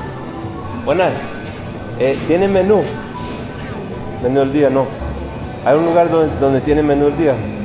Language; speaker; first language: Spanish; non-native, learner; English